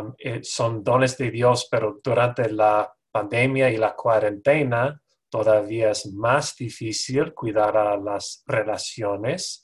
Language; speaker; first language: Spanish; non-native, fluent; English